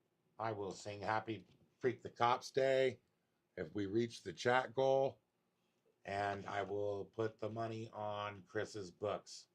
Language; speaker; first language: English; native; English